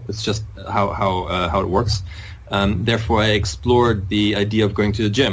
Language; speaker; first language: English; non-native, fluent; German